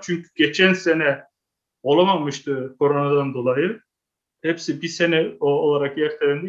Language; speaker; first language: Turkish; early bilingual, heritage; Turkish